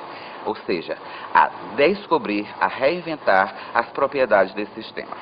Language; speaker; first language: Portuguese; native; Portuguese